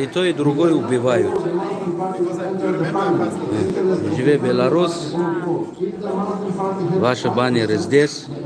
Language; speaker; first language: Russian; non-native, learner; Tajik